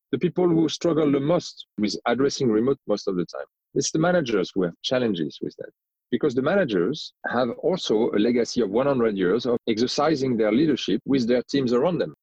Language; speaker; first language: English; non-native, fluent; French